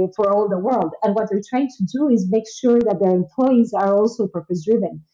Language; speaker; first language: English; non-native, fluent; Spanish